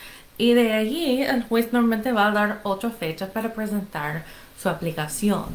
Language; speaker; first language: Spanish; non-native, fluent; English